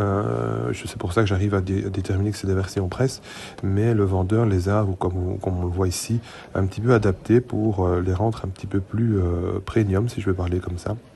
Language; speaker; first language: French; native; French